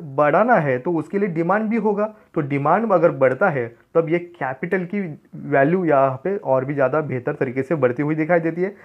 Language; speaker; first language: Hindi; non-native, local second language; Marathi